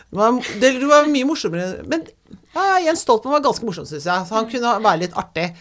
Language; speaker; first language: Norwegian; native; Norwegian